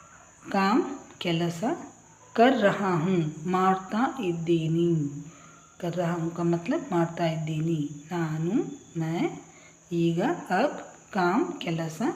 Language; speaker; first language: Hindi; non-native, local second language; Kannada